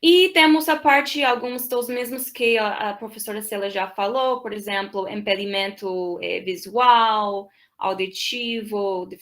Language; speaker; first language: Portuguese; non-native, fluent; English